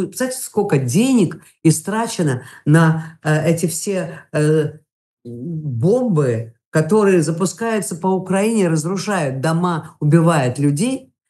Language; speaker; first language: Russian; non-native, local second language; Latvian